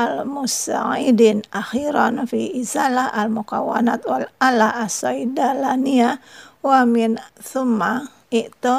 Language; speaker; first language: Arabic; non-native, fluent; Indonesian